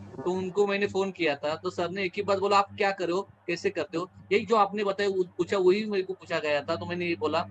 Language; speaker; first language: Hindi; non-native, local second language; Marathi